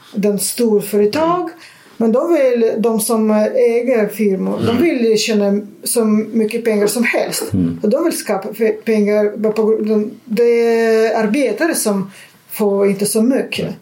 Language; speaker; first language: Swedish; non-native, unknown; Russian